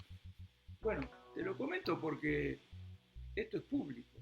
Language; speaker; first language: Spanish; native; Spanish